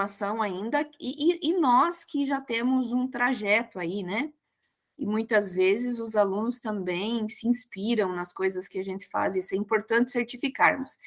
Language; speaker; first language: Portuguese; native; Portuguese